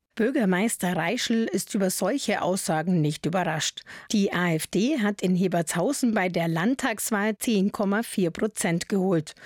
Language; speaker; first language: German; native; German